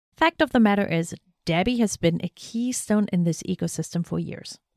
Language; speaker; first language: English; non-native, fluent; German